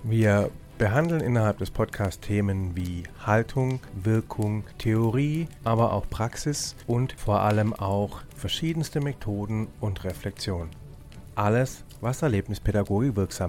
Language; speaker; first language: German; native; German